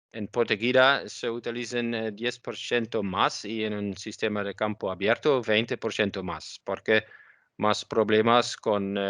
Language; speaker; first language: Spanish; non-native, learner; Dutch